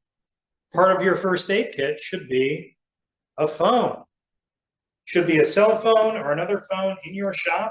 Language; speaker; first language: English; native; English